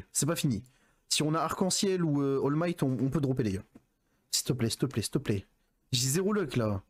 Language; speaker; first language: French; native; French